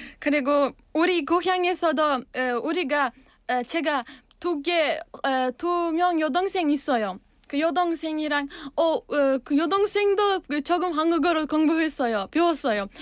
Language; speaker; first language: Korean; non-native, learner; Uzbek